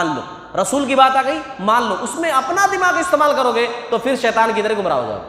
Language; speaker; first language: Urdu; native; Urdu